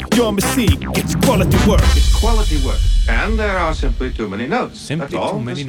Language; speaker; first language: English; non-native, fluent; Swedish